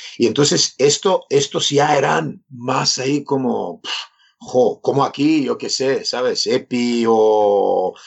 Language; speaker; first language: Spanish; non-native, fluent; Serbian